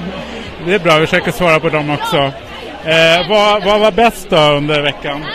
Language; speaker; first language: Swedish; native; Swedish